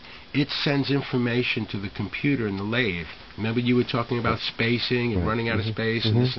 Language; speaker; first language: English; native; English